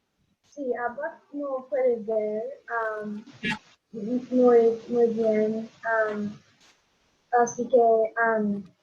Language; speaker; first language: Spanish; non-native, learner; English